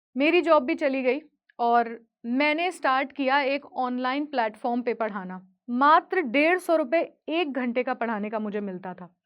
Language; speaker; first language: Hindi; native; Hindi